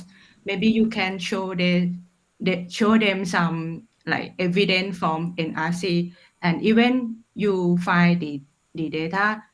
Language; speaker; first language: English; non-native, fluent; Thai